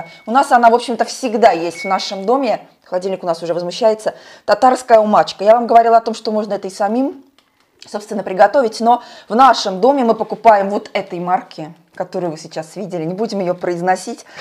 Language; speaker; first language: Russian; native; Russian